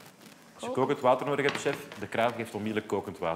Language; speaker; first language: Dutch; native; Dutch